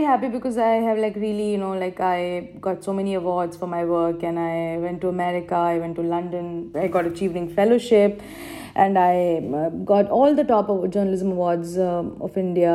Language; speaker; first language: English; non-native, local second language; Hindi